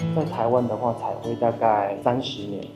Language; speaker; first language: Chinese; native; Chinese